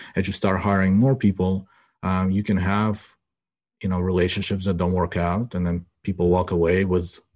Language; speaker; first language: English; early bilingual, other home language; Russian